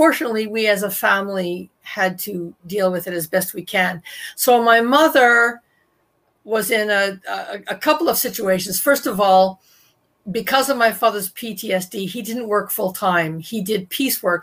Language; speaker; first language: English; native; English